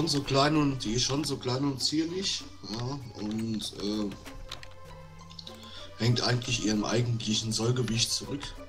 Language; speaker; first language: German; native; German